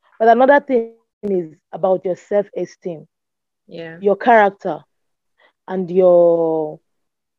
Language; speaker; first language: English; non-native, local second language; Igbo